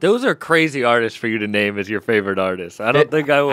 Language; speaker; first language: English; native; English